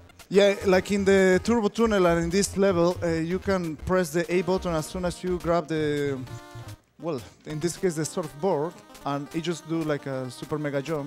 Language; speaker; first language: English; non-native, fluent; Spanish